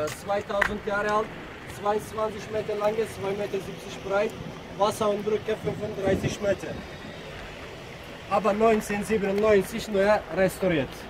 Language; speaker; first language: German; non-native, learner; Turkish